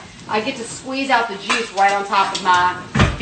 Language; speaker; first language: English; native; English